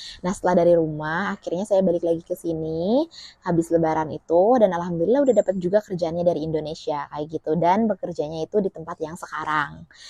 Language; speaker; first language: Indonesian; native; Indonesian